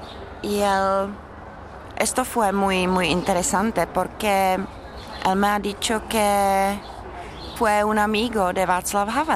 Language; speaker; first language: Spanish; non-native, learner; Czech